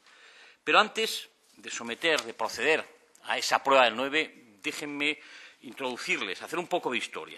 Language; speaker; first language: Spanish; native; Spanish